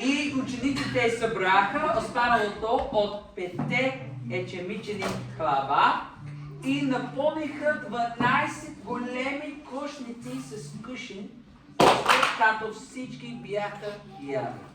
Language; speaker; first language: Bulgarian; non-native, fluent; English